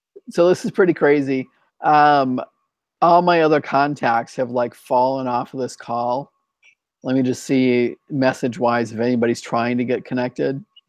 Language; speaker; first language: English; native; English